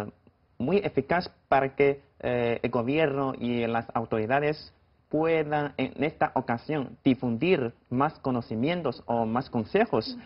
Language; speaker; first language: Spanish; non-native, fluent; Chinese